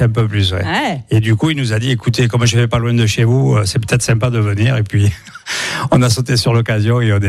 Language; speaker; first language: French; native; French